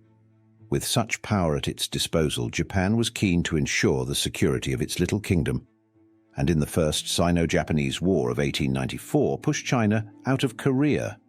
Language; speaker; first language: English; native; English